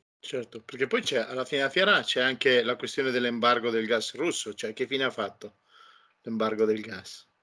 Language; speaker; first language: Italian; native; Italian